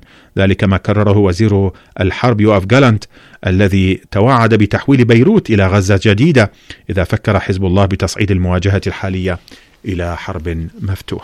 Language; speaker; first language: Arabic; native; Arabic